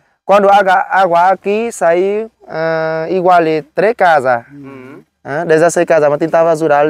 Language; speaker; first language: Portuguese; non-native, learner; Vietnamese